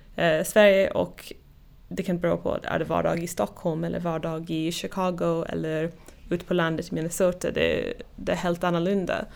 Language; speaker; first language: Swedish; non-native, fluent; English